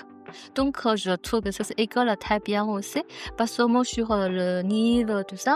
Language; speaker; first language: French; non-native, learner; Chinese